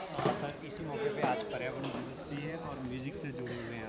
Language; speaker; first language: Hindi; native; Hindi